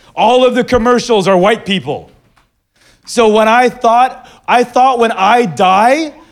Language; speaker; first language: English; early bilingual, other home language; Filipino